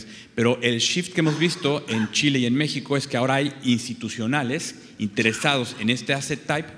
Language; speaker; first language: Spanish; native; Spanish